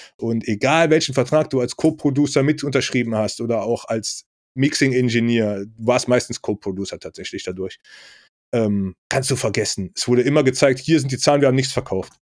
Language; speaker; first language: German; native; German